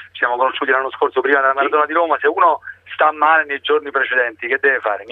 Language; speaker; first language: Italian; native; Italian